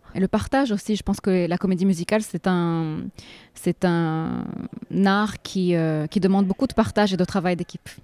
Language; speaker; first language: French; non-native, local second language; Arabic